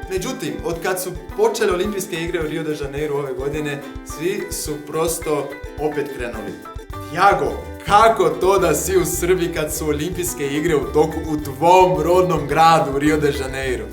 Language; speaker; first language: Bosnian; non-native, fluent; Portuguese